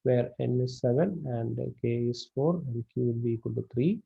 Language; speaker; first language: English; non-native, local second language; Malayalam